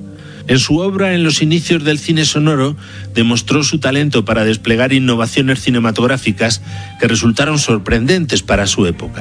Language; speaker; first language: Spanish; native; Spanish